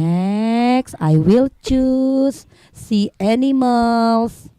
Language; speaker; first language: English; non-native, learner; Indonesian